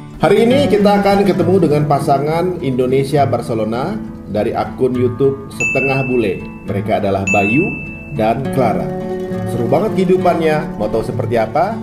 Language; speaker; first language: Indonesian; native; Indonesian